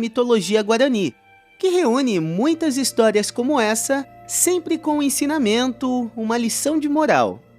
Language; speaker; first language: Portuguese; native; Portuguese